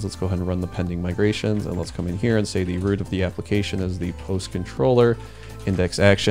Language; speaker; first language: English; native; English